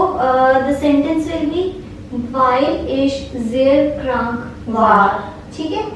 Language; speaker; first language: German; non-native, fluent; Hindi